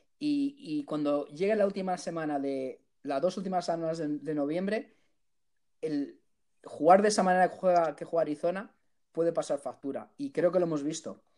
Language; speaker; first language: Spanish; early bilingual, heritage; Spanish